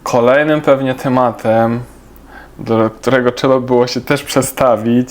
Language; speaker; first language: Polish; non-native, fluent; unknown